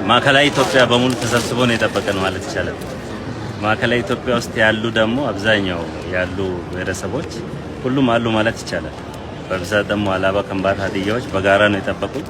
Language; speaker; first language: Amharic; non-native, local second language; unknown